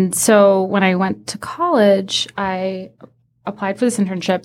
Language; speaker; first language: English; early bilingual, other home language; Persian